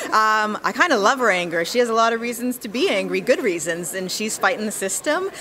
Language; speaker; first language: English; early bilingual, other home language; French